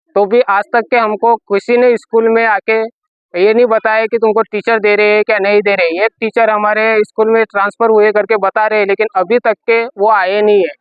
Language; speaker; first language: Hindi; non-native, local second language; Marathi